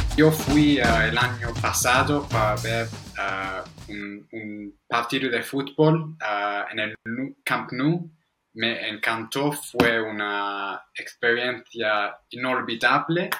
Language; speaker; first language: Spanish; non-native, fluent; English